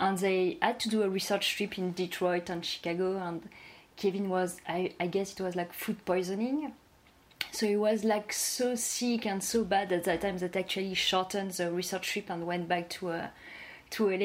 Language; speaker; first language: English; non-native, fluent; French